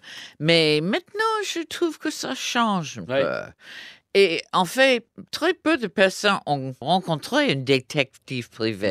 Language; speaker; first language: French; non-native, fluent; English